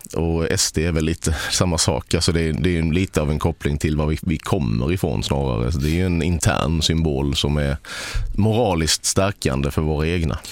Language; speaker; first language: Swedish; native; Swedish